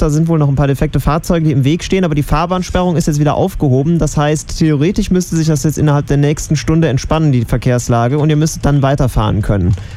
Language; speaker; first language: German; native; German